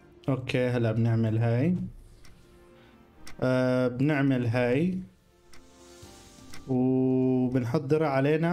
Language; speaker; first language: Arabic; native; Arabic